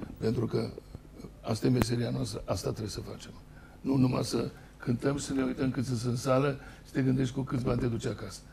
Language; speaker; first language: Romanian; native; Romanian